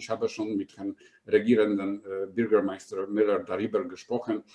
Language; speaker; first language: German; non-native, fluent; Polish